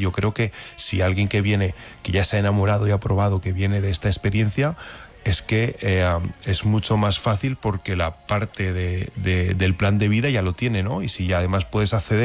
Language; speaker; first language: Spanish; native; Spanish